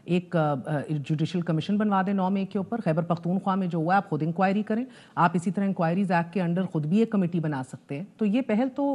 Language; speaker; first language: Urdu; native; Urdu